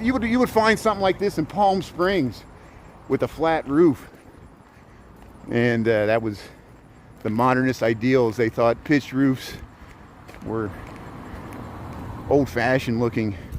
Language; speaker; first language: English; native; English